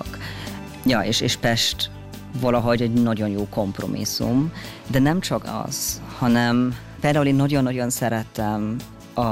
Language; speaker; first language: Hungarian; non-native, fluent; German